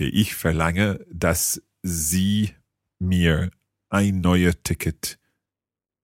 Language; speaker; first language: German; non-native, learner; English